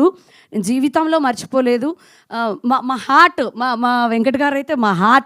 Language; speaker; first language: Telugu; native; Telugu